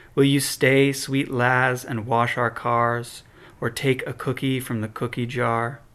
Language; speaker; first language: English; native; English